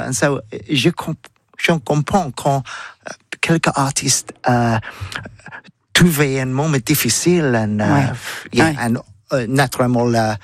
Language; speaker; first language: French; non-native, learner; English